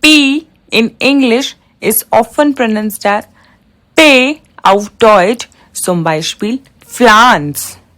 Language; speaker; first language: German; non-native, fluent; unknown